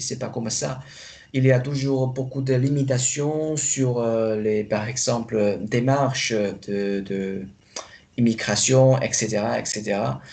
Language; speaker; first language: French; non-native, fluent; Chinese